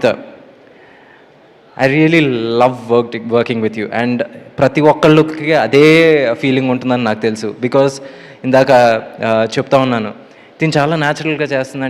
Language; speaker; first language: Telugu; native; Telugu